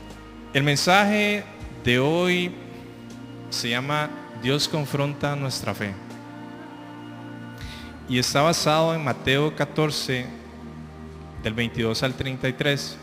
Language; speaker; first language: Spanish; native; Spanish